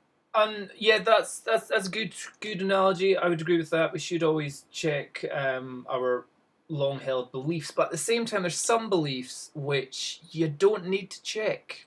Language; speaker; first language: English; native; English